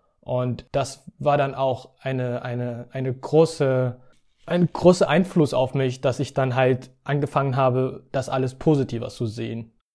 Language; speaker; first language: German; early bilingual, other home language; Tigrinya